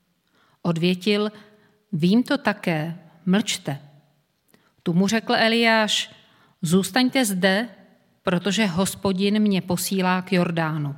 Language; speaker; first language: Czech; native; Czech